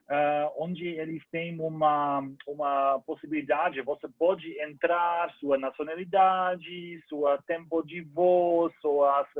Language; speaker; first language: Portuguese; non-native, learner; German